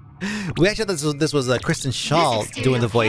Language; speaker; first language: English; native; English